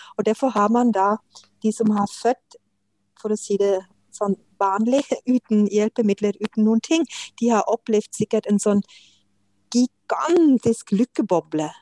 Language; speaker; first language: Norwegian; non-native, fluent; German